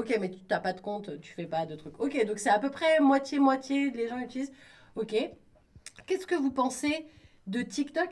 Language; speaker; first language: French; native; French